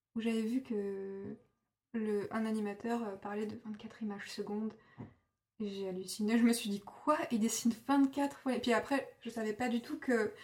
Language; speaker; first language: French; native; French